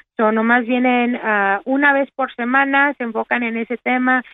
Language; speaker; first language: Spanish; early bilingual, heritage; Spanish